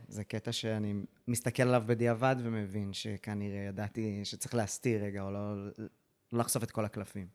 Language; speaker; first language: Hebrew; early bilingual, other home language; English